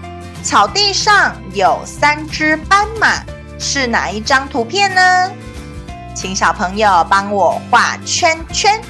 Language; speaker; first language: Chinese; native; Chinese